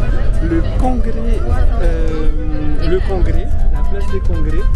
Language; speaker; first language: French; native; French